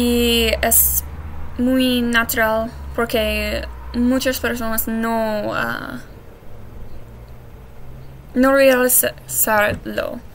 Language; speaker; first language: Spanish; non-native, learner; English